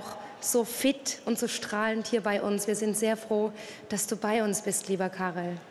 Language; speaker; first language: German; native; German